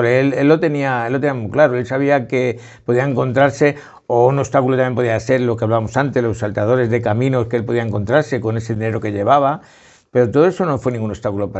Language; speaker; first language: Spanish; native; Spanish